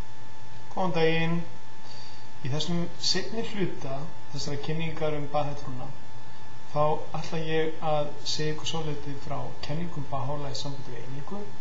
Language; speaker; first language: Icelandic; native; Icelandic